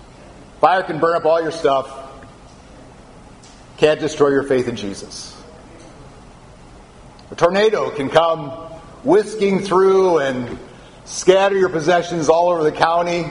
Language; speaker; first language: English; native; English